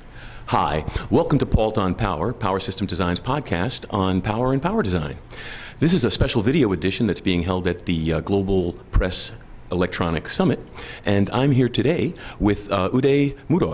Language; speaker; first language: English; native; English